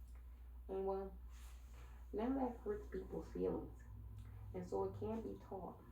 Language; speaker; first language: English; native; English